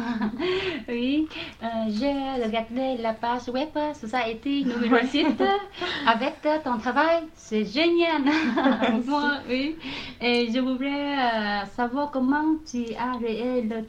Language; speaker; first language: French; non-native, learner; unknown